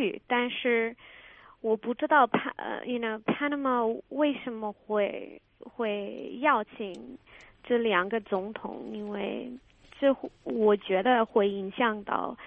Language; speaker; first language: Chinese; non-native, fluent; English